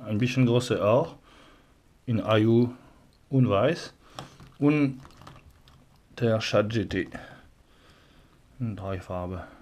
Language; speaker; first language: German; non-native, learner; French